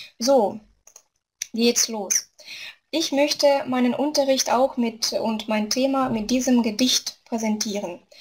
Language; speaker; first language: German; non-native, fluent; Russian